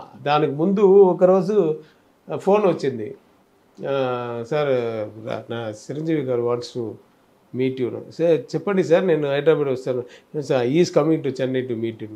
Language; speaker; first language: Telugu; non-native, learner; Tamil